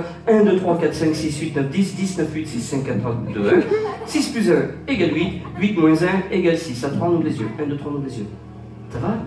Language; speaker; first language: French; native; French